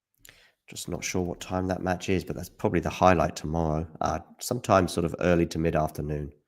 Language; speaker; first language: English; native; English